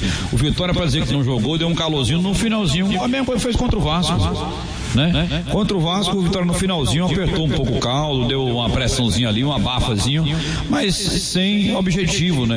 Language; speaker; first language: Portuguese; native; Portuguese